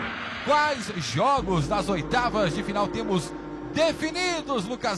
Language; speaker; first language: Portuguese; native; Portuguese